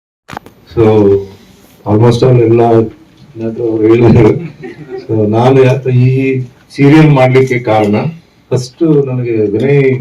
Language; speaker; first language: Kannada; non-native, fluent; Tulu